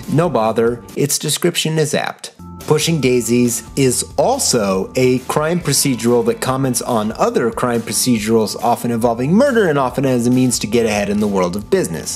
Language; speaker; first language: English; native; English